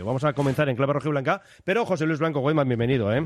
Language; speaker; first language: Spanish; native; Spanish